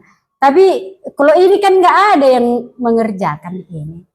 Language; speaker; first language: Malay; non-native, local second language; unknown